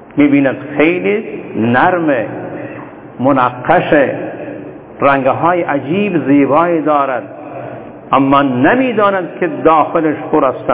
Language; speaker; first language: Persian; non-native, local second language; Baluchi